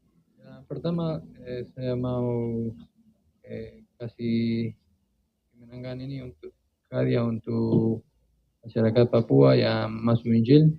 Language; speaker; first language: Indonesian; non-native, fluent; Spanish